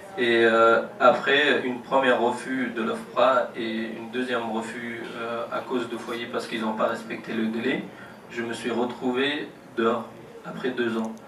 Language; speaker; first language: French; non-native, fluent; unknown